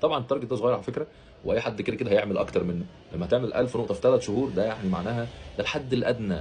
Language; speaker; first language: Arabic; native; Arabic